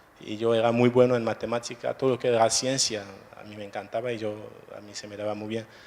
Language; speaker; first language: Spanish; non-native, fluent; French